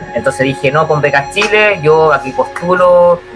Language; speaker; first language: Spanish; native; Spanish